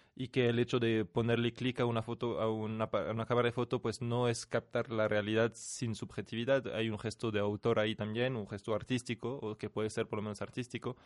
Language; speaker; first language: Spanish; non-native, fluent; French